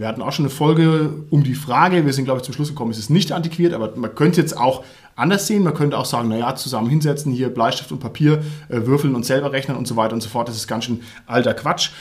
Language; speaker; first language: German; native; German